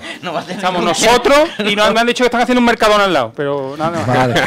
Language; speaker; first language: Spanish; native; Spanish